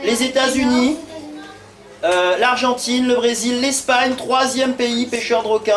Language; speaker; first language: French; native; French